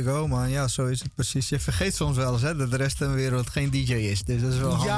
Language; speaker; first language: Dutch; native; Dutch